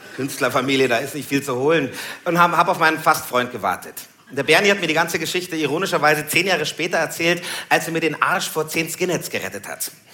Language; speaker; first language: German; native; German